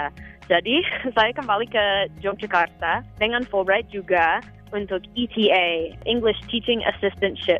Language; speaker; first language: Indonesian; non-native, fluent; English